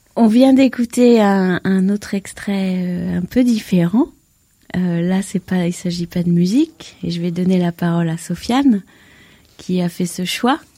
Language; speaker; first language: French; native; French